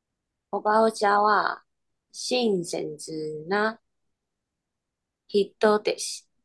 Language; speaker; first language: Japanese; non-native, learner; Chinese